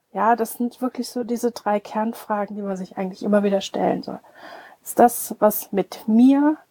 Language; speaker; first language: German; native; German